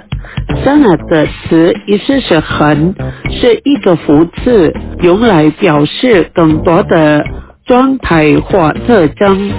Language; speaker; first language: Chinese; early bilingual, heritage; Chinese